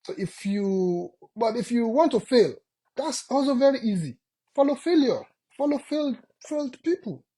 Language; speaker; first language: English; non-native, local second language; Yoruba